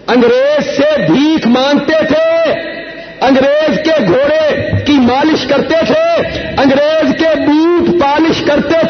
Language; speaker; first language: Urdu; non-native, local second language; Punjabi